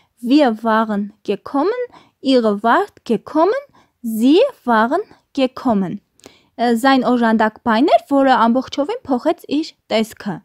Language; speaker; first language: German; non-native, fluent; Armenian